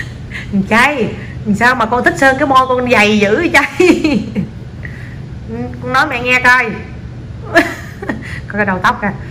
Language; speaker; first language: Vietnamese; native; Vietnamese